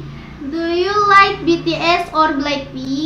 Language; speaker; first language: English; non-native, learner; Indonesian